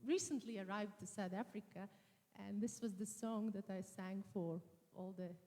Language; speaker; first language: English; non-native, fluent; Latvian